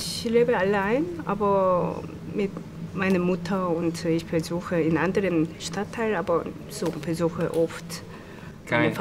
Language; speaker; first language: German; non-native, fluent; Spanish